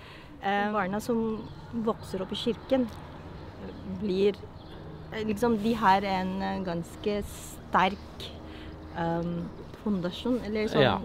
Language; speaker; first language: Norwegian; non-native, fluent; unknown